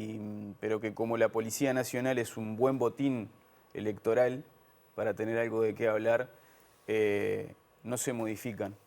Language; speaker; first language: Spanish; native; Spanish